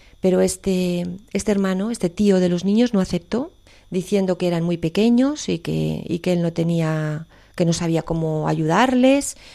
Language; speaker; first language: Spanish; native; Spanish